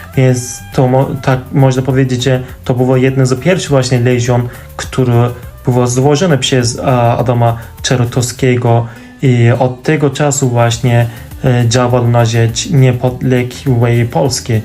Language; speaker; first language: Polish; non-native, fluent; Turkish